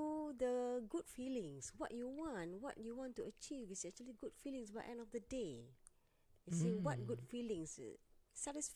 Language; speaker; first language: English; non-native, local second language; Malay